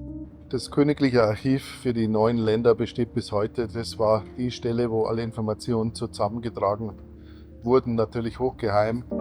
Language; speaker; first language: German; native; German